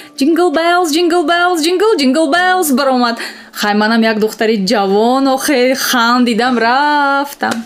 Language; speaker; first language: Tajik; non-native, local second language; Russian